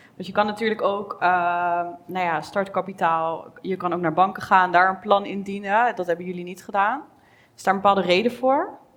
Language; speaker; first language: Dutch; native; Dutch